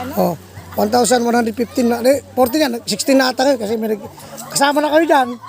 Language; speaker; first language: Filipino; non-native, local second language; Waray